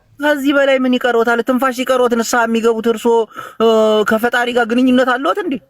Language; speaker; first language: Amharic; native; Amharic